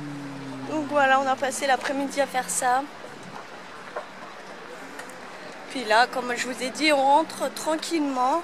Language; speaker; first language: French; native; French